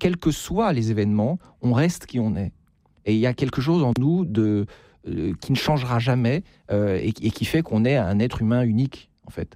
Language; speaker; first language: French; native; French